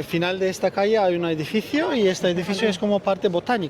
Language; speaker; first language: Spanish; non-native, learner; Turkish